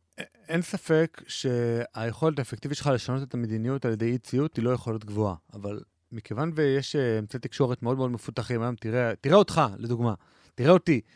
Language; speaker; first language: Hebrew; native; Hebrew